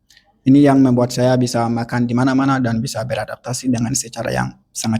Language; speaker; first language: Indonesian; non-native, learner; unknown